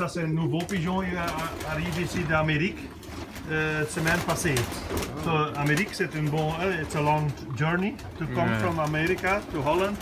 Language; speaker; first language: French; non-native, learner; Dutch